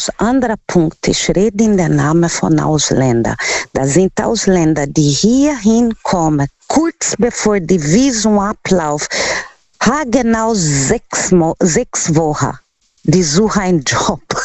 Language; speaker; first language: German; non-native, learner; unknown